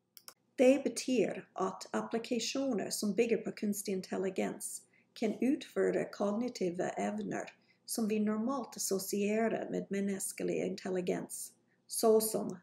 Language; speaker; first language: Norwegian; non-native, fluent; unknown